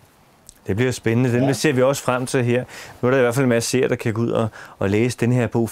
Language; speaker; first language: Swedish; non-native, learner; Danish